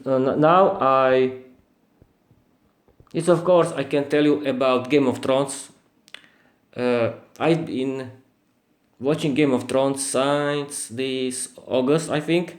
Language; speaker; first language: English; non-native, learner; Slovak